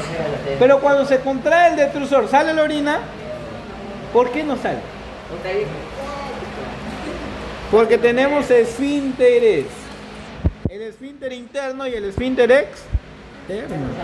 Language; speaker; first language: Spanish; native; Spanish